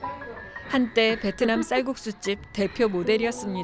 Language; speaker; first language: Korean; native; Korean